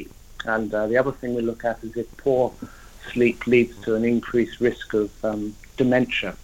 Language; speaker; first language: English; native; English